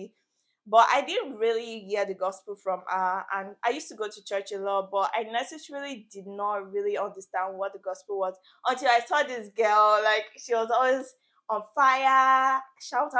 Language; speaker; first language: English; non-native, local second language; Yoruba